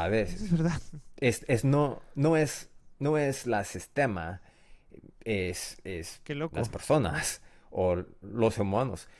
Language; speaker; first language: Spanish; non-native, learner; English